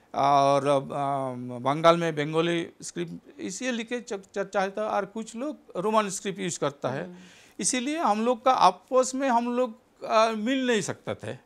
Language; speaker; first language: Hindi; non-native, local second language; Santali